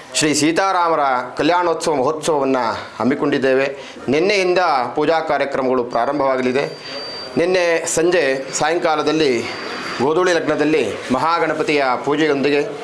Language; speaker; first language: Kannada; native; Kannada